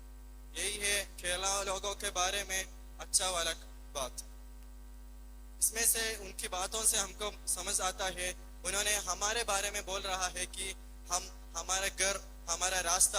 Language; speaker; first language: Hindi; non-native, learner; Malayalam